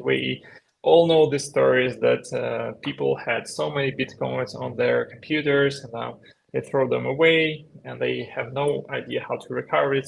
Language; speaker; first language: English; non-native, fluent; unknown